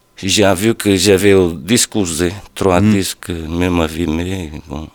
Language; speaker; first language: French; non-native, learner; Portuguese